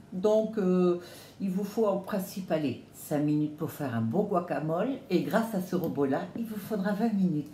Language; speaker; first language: French; native; French